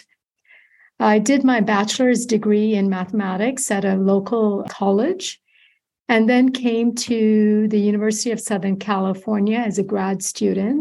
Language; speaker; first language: English; non-native, local second language; Malayalam